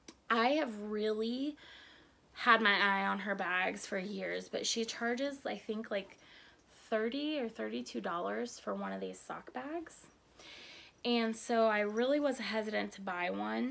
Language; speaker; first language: English; native; English